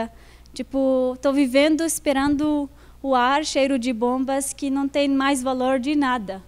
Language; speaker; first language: Portuguese; non-native, fluent; Arabic